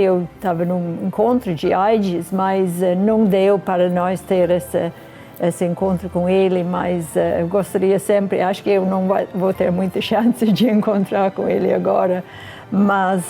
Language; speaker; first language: Portuguese; non-native, fluent; English